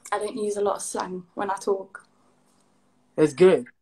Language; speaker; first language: English; native; English